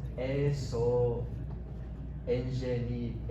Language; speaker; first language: Portuguese; non-native, learner; English